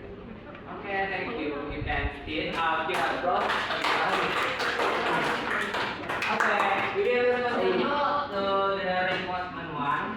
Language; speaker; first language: English; non-native, learner; Indonesian